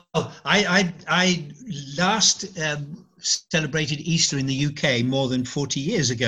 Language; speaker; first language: English; native; English